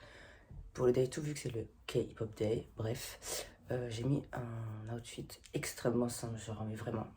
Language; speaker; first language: French; native; French